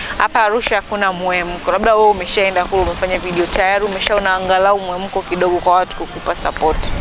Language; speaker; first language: Swahili; native; Swahili